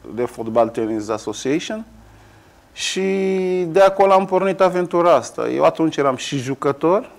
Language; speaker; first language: Romanian; non-native, fluent; Kabuverdianu